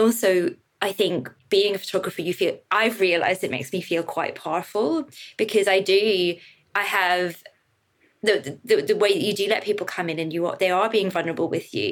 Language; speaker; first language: English; native; English